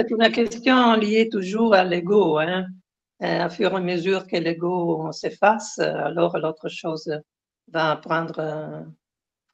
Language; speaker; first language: French; non-native, fluent; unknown